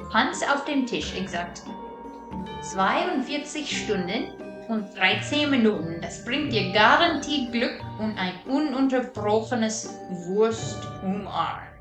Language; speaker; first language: German; non-native, fluent; English